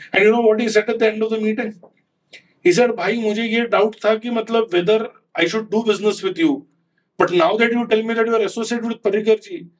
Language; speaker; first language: Hindi; non-native, local second language; Konkani